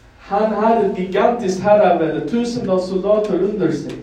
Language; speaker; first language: Swedish; non-native, fluent; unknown